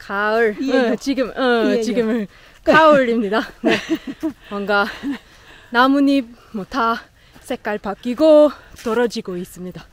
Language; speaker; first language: Korean; non-native, learner; German